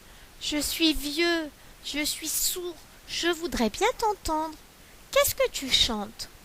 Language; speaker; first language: French; native; French